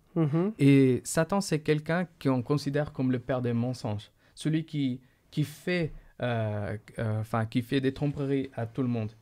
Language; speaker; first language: French; non-native, fluent; Portuguese